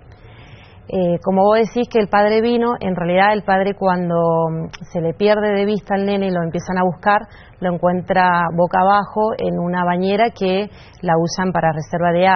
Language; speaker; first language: Spanish; native; Spanish